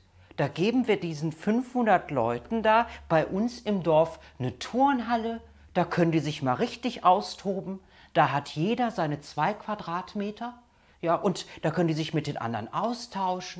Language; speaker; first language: German; native; German